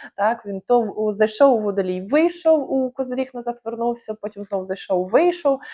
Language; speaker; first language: Ukrainian; non-native, local second language; Russian